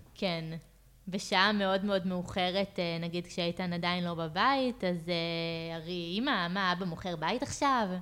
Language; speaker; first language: Hebrew; native; Hebrew